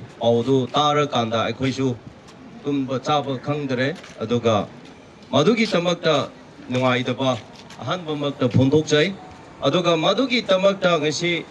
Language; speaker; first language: Manipuri; non-native, local second language; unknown